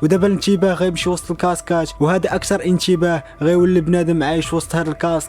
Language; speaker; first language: Arabic; native; Arabic